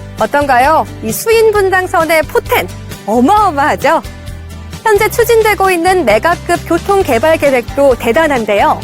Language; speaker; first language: Korean; native; Korean